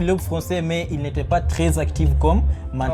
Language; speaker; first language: French; non-native, learner; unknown